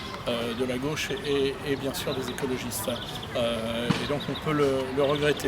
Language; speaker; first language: French; native; French